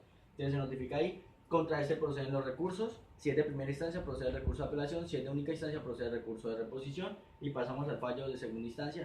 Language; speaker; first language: Spanish; native; Spanish